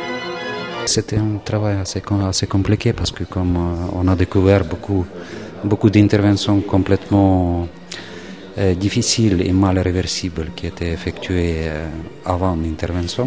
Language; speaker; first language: French; non-native, fluent; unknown